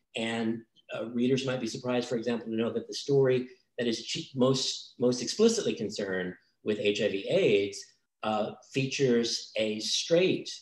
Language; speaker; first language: English; native; English